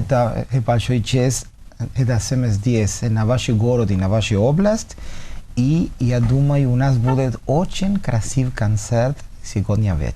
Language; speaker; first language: Russian; non-native, learner; Spanish